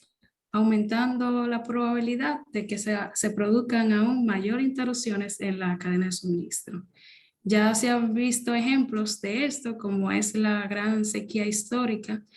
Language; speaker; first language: Spanish; native; Spanish